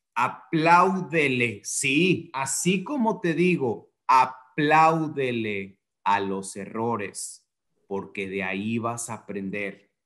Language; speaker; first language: Spanish; native; Spanish